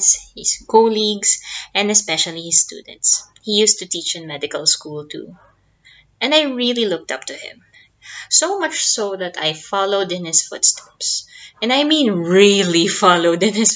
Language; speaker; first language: English; non-native, local second language; Filipino